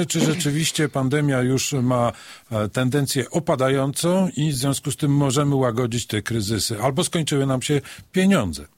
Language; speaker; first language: Polish; native; Polish